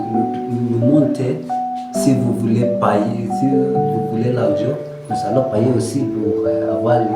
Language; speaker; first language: French; non-native, learner; Kalenjin